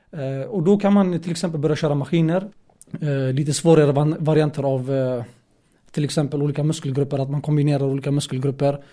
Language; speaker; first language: Swedish; early bilingual, other home language; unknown